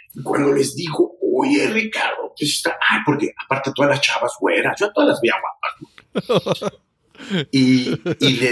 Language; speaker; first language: Spanish; native; Spanish